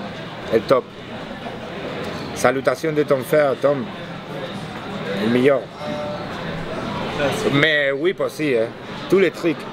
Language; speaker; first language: French; non-native, learner; Spanish